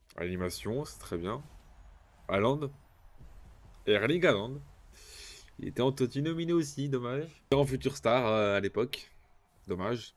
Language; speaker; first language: French; native; French